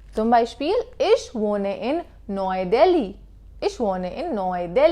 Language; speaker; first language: German; non-native, fluent; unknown